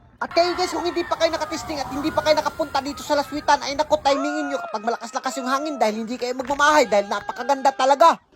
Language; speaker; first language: Filipino; non-native, local second language; Surigaonon